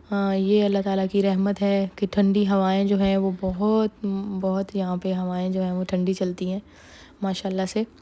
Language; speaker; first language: Urdu; native; Urdu